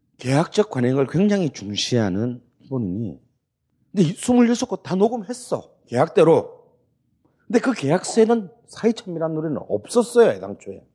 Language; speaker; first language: Korean; native; Korean